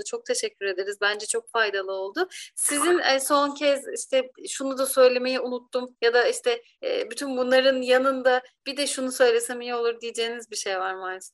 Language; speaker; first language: Turkish; native; Turkish